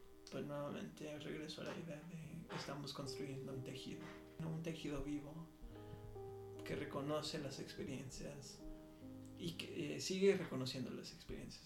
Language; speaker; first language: Spanish; early bilingual, heritage; Spanish